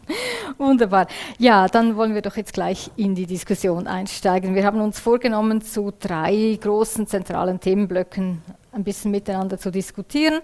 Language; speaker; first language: German; native; German